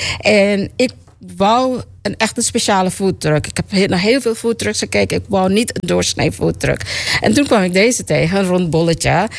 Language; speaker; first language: Dutch; native; Dutch